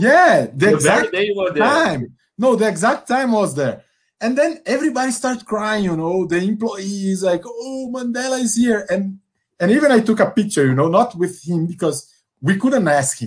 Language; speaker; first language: English; non-native, fluent; Portuguese